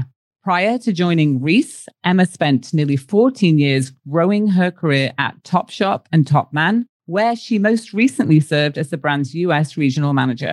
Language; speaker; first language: English; native; English